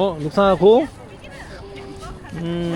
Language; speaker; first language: Korean; native; Korean